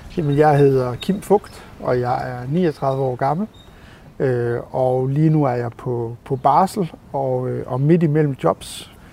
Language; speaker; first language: Danish; native; Danish